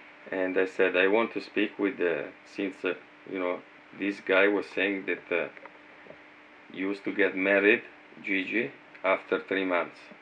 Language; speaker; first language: English; non-native, fluent; Italian